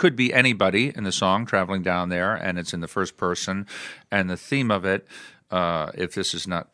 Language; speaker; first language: English; native; English